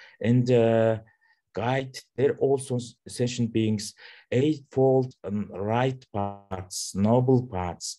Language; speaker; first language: English; non-native, learner; Mongolian